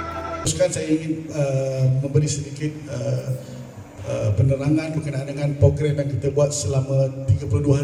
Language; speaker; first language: Malay; native; Malay